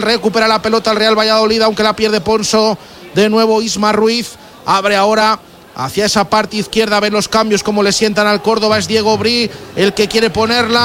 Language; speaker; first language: Spanish; native; Spanish